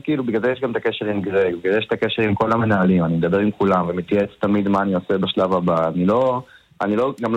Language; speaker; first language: Hebrew; native; Hebrew